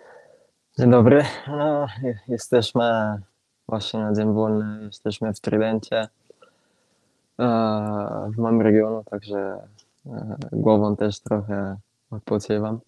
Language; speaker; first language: Polish; non-native, fluent; Italian